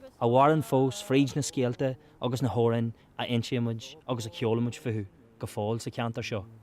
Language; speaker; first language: Irish; non-native, local second language; English